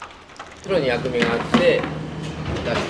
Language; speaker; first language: Japanese; native; Japanese